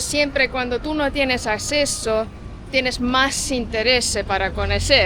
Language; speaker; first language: Spanish; non-native, fluent; Estonian